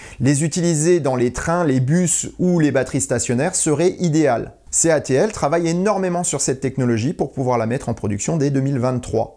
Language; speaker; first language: French; native; French